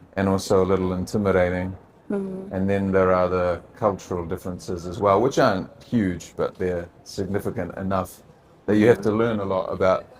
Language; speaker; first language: English; native; English